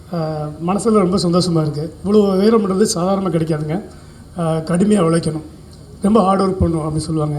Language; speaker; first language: Tamil; native; Tamil